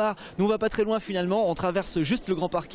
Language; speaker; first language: French; native; French